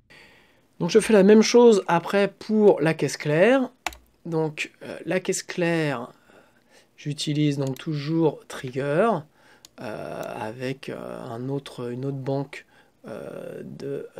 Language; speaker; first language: French; native; French